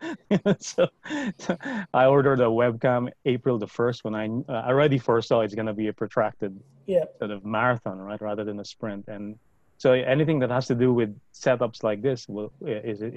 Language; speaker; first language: English; non-native, local second language; Filipino